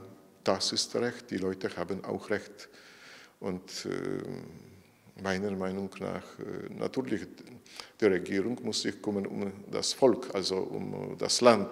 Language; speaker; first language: German; non-native, fluent; Polish